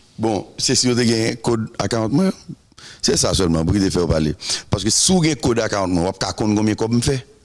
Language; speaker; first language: French; non-native, local second language; Haitian Creole